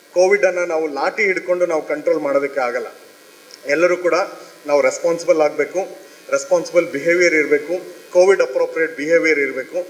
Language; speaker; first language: Kannada; native; Kannada